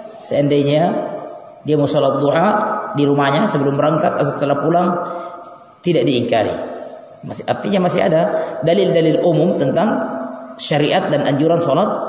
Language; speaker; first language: Indonesian; native; Indonesian